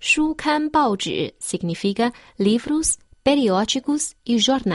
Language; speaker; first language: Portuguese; non-native, fluent; Chinese